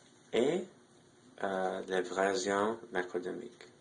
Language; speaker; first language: French; non-native, learner; English